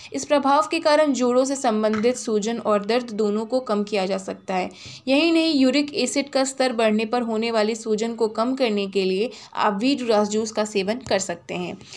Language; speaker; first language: Hindi; native; Hindi